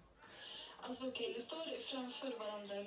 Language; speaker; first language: Swedish; early bilingual, other home language; Somali